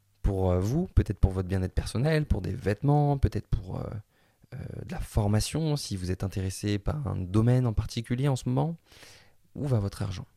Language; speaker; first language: French; native; French